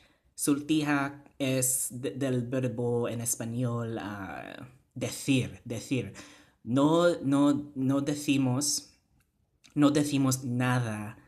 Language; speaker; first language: Spanish; non-native, fluent; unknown